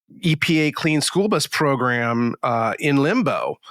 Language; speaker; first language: English; native; English